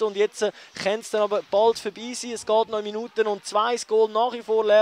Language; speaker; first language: German; native; German